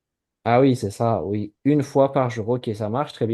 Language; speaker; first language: French; non-native, fluent; Azerbaijani